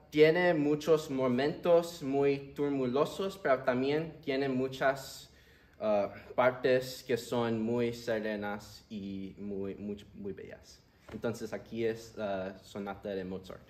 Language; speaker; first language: Spanish; early bilingual, heritage; Spanish